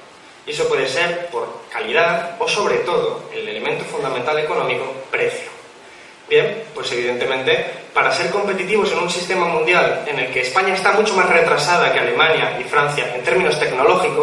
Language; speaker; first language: Spanish; native; Spanish